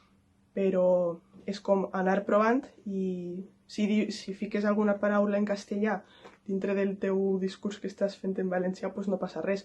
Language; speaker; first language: Catalan; non-native, local second language; Spanish